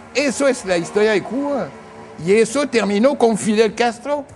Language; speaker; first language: Spanish; non-native, fluent; English